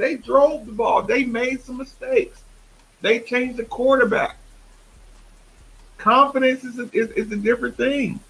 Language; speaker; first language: English; native; English